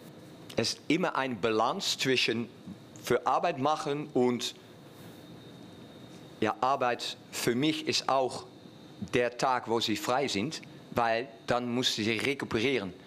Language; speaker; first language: German; non-native, fluent; Dutch